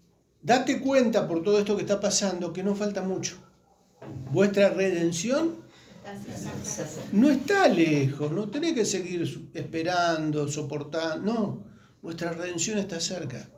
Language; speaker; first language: Spanish; native; Spanish